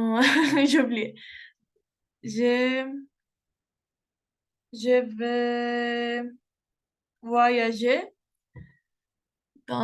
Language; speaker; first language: French; non-native, learner; Spanish